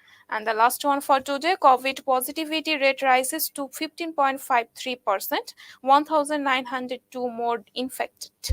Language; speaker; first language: English; non-native, local second language; Bangla